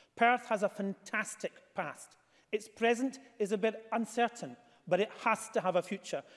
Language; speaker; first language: English; native; English